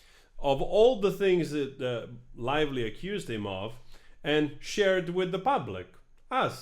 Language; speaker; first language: English; non-native, fluent; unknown